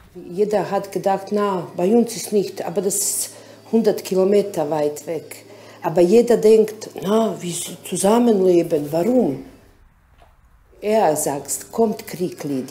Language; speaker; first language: German; non-native, learner; Bosnian